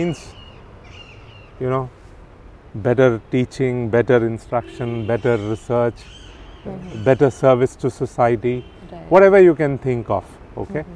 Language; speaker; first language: English; non-native, local second language; Tamil